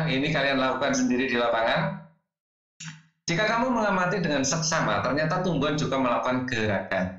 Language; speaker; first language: Indonesian; native; Indonesian